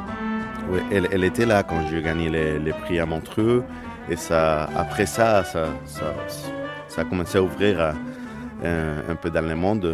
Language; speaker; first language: French; non-native, fluent; Spanish